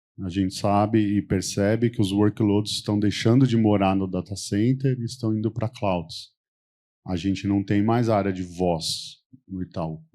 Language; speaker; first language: Portuguese; native; Portuguese